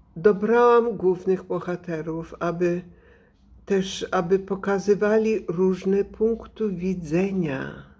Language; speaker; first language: Polish; early bilingual, other home language; English